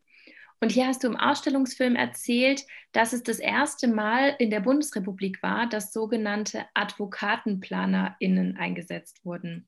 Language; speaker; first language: German; native; German